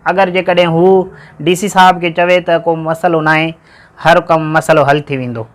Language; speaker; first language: Sindhi; native; Sindhi